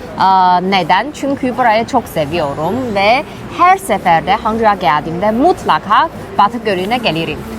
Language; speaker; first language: Turkish; non-native, fluent; Chinese